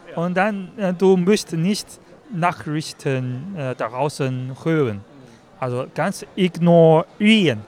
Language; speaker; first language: German; non-native, learner; Chinese